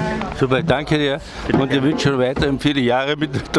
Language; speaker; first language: German; native; German